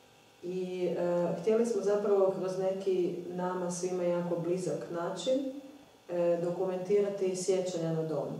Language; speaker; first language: Croatian; native; Croatian